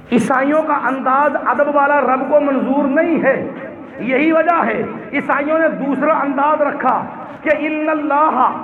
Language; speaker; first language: Urdu; non-native, local second language; Punjabi